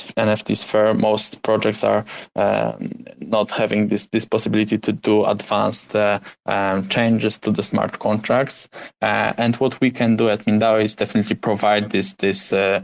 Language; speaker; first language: English; non-native, fluent; Polish